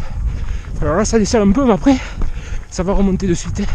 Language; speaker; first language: French; native; French